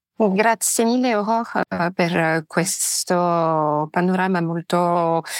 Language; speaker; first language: Italian; non-native, fluent; French